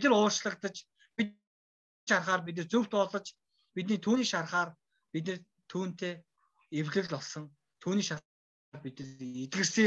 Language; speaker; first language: Mongolian; non-native, fluent; Korean